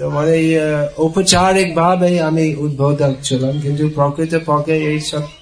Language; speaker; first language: Bangla; non-native, fluent; English